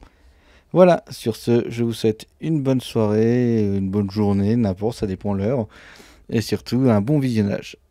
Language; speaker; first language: French; native; French